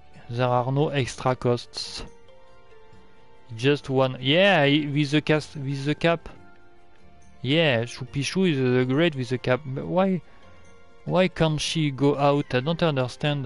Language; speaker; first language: English; non-native, learner; French